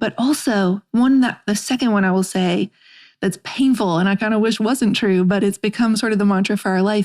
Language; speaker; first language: English; native; English